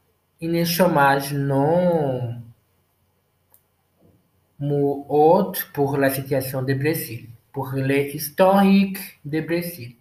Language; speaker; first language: French; non-native, learner; Portuguese